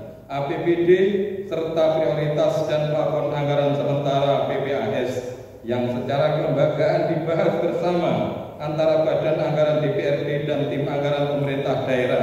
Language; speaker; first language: Indonesian; native; Indonesian